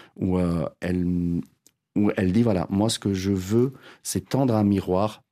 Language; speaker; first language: French; non-native, fluent; Azerbaijani